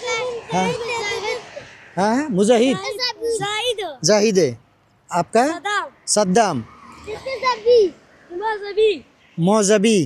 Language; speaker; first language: Hindi; non-native, learner; Bangla